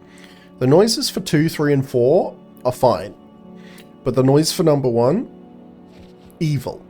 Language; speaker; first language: English; native; English